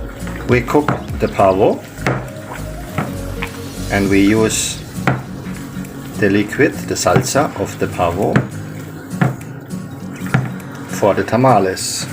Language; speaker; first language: English; non-native, learner; German